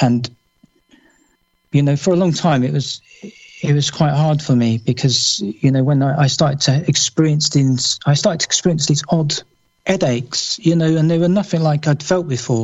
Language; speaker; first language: English; native; English